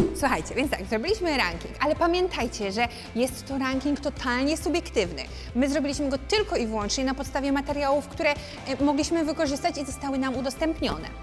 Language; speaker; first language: Polish; native; Polish